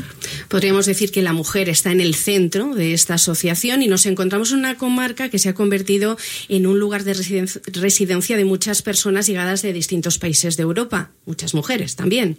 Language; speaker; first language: Spanish; native; Spanish